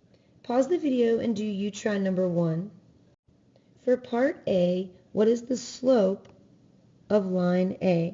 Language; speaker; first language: English; native; English